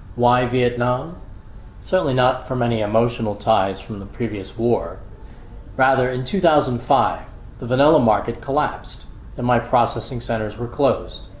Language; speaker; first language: English; native; English